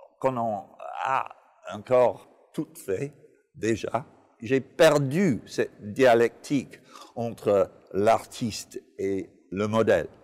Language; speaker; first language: French; non-native, fluent; English